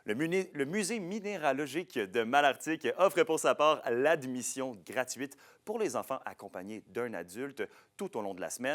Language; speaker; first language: French; native; French